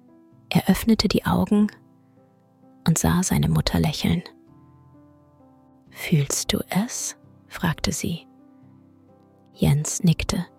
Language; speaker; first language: German; native; German